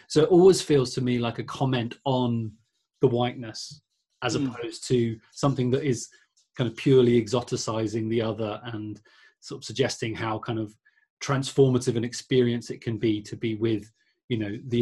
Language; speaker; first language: English; native; English